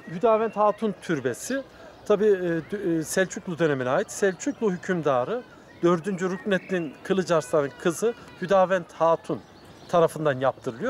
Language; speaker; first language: Turkish; native; Turkish